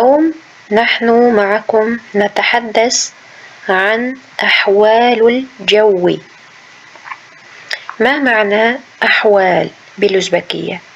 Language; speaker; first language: Arabic; non-native, fluent; Uzbek